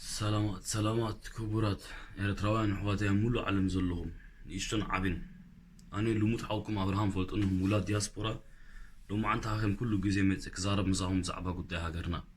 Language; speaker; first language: Tigrinya; early bilingual, heritage; Tigrinya